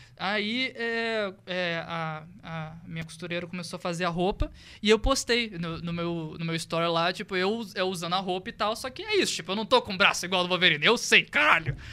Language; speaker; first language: Portuguese; native; Portuguese